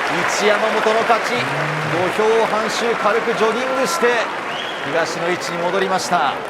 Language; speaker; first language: Japanese; native; Japanese